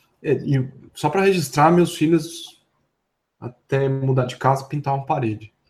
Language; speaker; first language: Portuguese; native; Portuguese